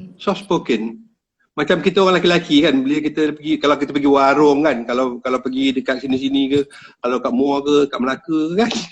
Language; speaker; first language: Malay; native; Malay